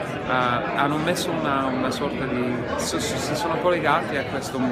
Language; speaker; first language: Italian; non-native, fluent; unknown